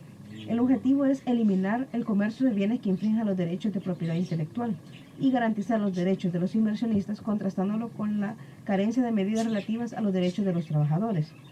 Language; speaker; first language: Spanish; native; Spanish